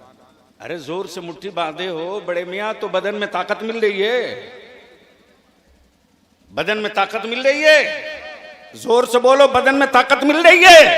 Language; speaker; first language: Hindi; native; Hindi